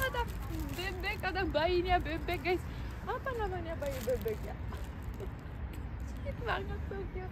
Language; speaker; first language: Indonesian; non-native, fluent; Romanian